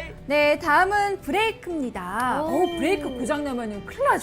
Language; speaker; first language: Korean; native; Korean